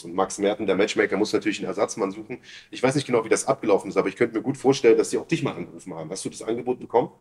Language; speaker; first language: German; native; German